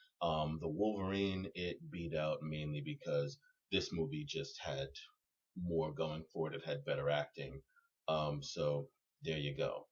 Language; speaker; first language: English; native; English